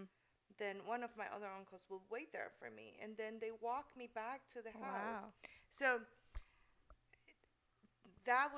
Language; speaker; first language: English; non-native, fluent; Spanish